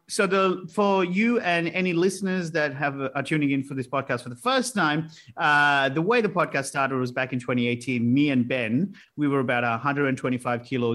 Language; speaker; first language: English; non-native, local second language; Sinhala